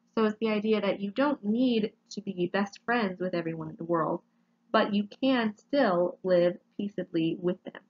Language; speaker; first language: English; native; English